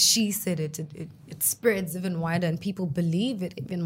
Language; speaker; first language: English; non-native, local second language; Xhosa